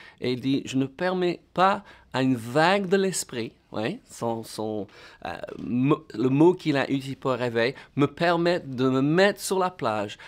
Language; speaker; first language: French; non-native, fluent; English